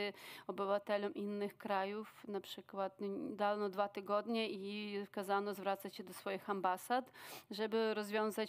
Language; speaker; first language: Polish; non-native, fluent; Ukrainian